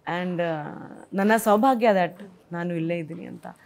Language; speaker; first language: Kannada; non-native, local second language; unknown